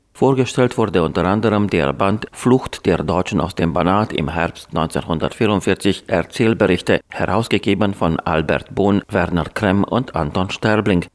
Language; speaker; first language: German; native; German